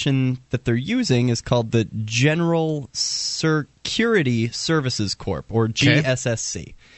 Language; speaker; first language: English; native; English